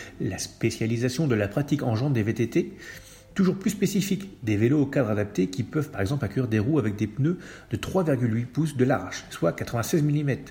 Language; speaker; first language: French; native; French